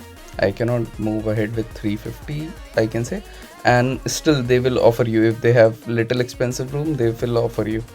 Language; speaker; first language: English; non-native, local second language; Hindi